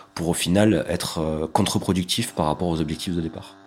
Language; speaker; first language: French; native; French